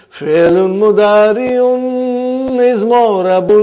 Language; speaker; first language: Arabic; non-native, fluent; Urdu